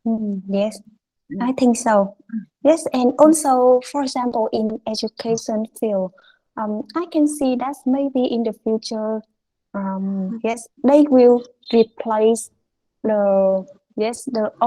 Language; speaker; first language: English; non-native, fluent; Vietnamese